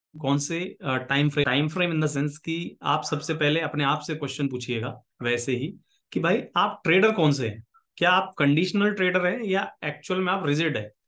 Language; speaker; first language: Hindi; native; Hindi